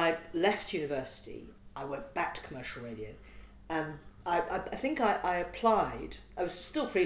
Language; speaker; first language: English; native; English